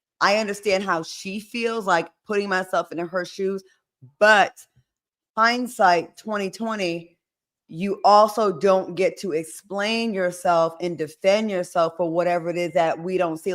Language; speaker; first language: English; native; English